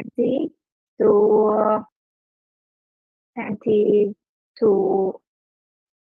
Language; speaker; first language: English; non-native, learner; Vietnamese